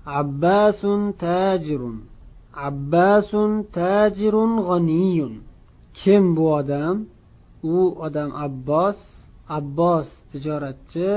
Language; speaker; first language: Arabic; non-native, fluent; Uzbek